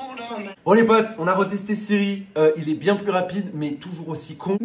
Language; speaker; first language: French; native; French